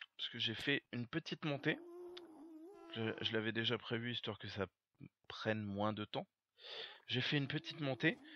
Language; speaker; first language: French; native; French